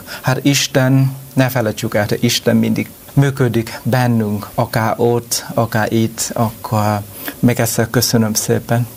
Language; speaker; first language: Hungarian; non-native, learner; Vietnamese